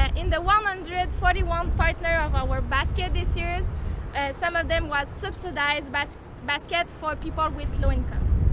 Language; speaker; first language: English; non-native, local second language; French